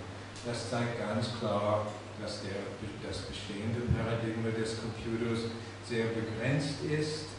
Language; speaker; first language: German; non-native, fluent; English